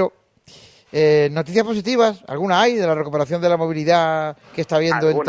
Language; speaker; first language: Spanish; native; Spanish